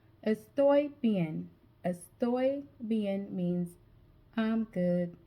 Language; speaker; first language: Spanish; non-native, learner; English